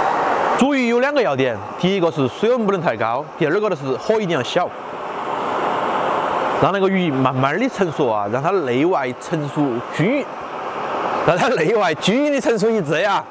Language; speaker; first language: Chinese; native; Chinese